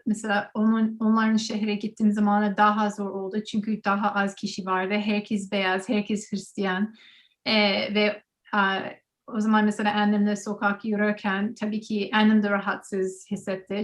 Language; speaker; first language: Turkish; non-native, learner; English